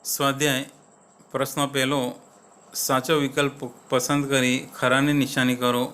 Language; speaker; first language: Hindi; non-native, local second language; Gujarati